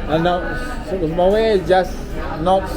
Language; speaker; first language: English; non-native, learner; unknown